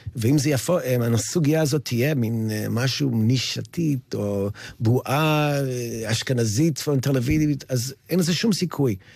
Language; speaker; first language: Hebrew; non-native, fluent; English